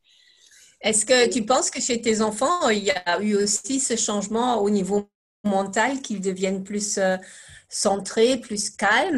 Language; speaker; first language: French; non-native, fluent; German